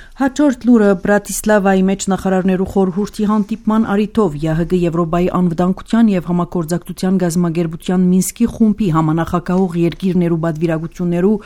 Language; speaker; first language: Armenian; early bilingual, heritage; Armenian